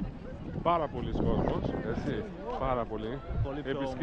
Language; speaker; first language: Greek; native; Greek